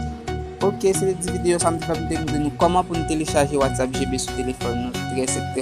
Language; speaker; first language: French; non-native, learner; Haitian Creole